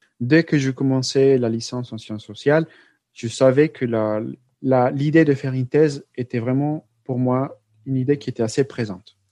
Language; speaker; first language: French; non-native, fluent; Spanish